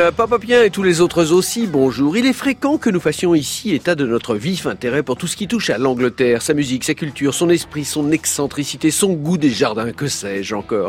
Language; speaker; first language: French; native; French